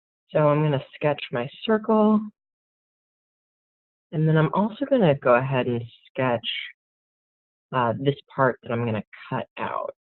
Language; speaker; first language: English; native; English